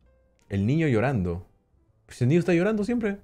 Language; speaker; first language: Spanish; native; Spanish